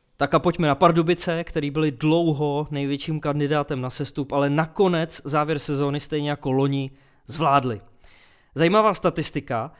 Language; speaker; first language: Czech; native; Czech